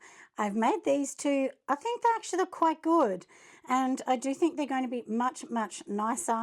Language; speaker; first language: English; native; English